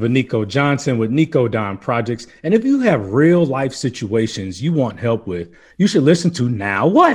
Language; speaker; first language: English; native; English